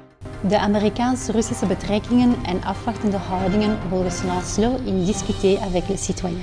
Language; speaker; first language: Dutch; native; Dutch